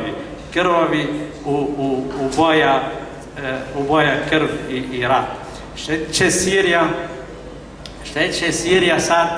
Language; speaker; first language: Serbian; non-native, fluent; Arabic